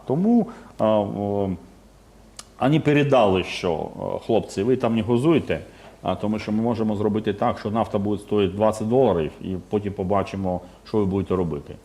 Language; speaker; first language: Ukrainian; non-native, fluent; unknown